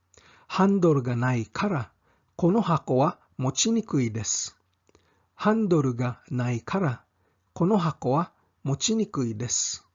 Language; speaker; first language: Japanese; non-native, fluent; English